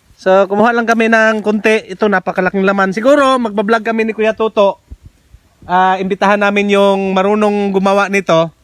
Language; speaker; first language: Filipino; non-native, local second language; Cebuano